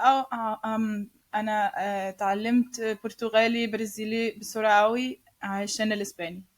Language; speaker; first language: Arabic; non-native, learner; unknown